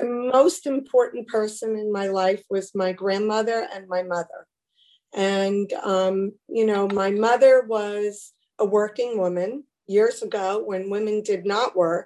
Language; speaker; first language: English; native; English